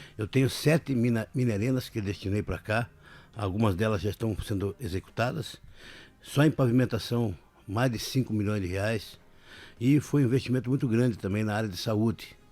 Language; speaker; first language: Portuguese; native; Portuguese